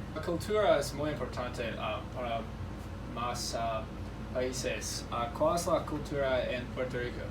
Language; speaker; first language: Spanish; non-native, learner; English